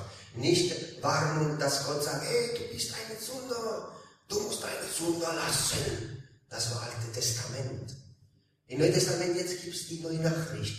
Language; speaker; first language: German; non-native, learner; Italian